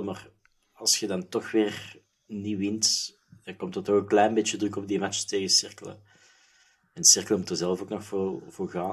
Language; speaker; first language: Dutch; native; Dutch